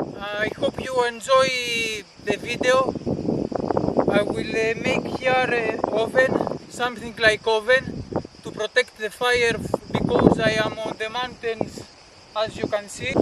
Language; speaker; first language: English; non-native, learner; Greek